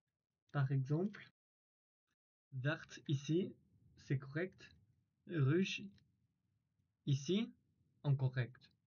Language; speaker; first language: French; non-native, learner; English